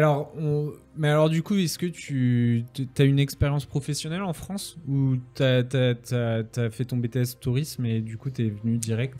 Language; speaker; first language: French; native; French